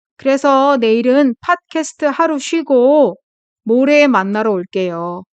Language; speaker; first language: Korean; native; Korean